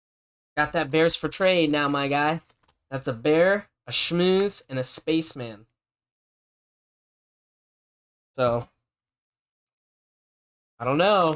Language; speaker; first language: English; native; English